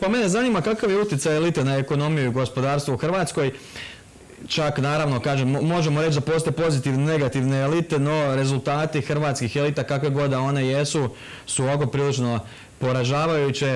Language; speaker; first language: Croatian; native; Croatian